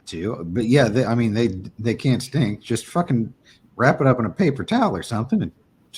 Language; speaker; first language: English; native; English